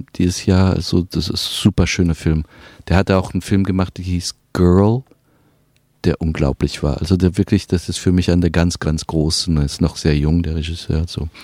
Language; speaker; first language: German; non-native, fluent; French